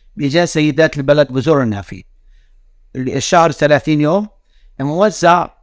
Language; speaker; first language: Arabic; native; Arabic